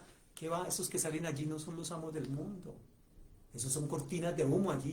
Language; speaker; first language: Spanish; native; Spanish